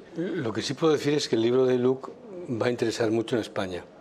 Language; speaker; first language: Spanish; native; Spanish